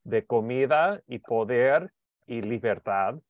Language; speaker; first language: Spanish; non-native, learner; English